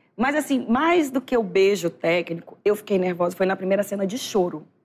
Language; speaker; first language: Portuguese; native; Portuguese